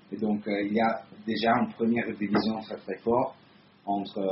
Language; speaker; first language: French; non-native, fluent; Italian